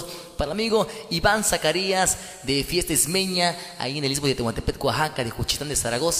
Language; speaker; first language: Spanish; native; Spanish